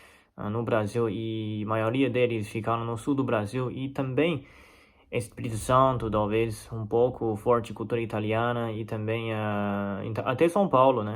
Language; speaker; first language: Portuguese; non-native, fluent; Chinese